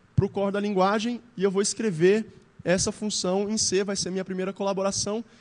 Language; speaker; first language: Portuguese; native; Portuguese